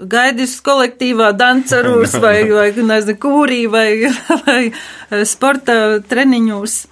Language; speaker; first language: Latvian; native; Latvian